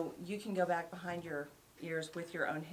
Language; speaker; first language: English; native; English